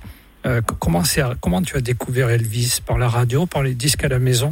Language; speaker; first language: French; native; French